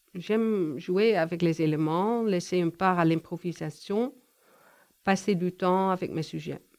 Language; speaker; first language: French; non-native, fluent; Dutch